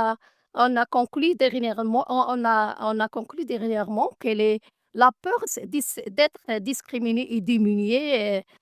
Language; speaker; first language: French; non-native, learner; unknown